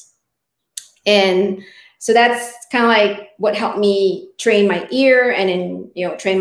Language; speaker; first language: English; non-native, local second language; Filipino